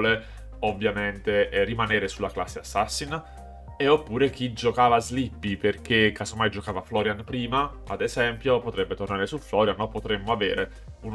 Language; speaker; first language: Italian; native; Italian